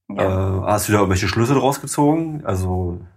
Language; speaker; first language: German; native; German